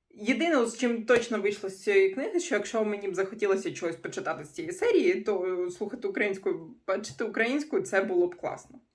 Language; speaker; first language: Ukrainian; non-native, local second language; Russian